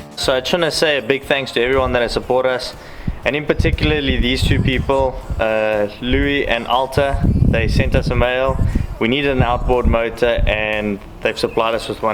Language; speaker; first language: English; native; English